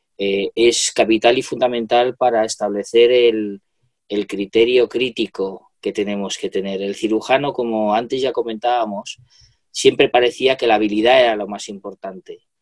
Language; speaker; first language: Spanish; native; Spanish